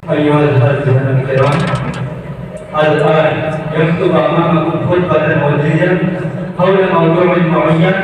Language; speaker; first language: Arabic; non-native, learner; Bangla